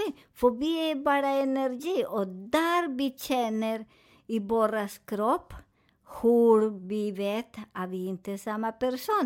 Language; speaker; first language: Swedish; non-native, fluent; Spanish